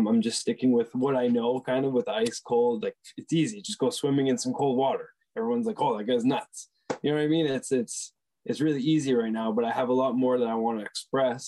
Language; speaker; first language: English; non-native, fluent; French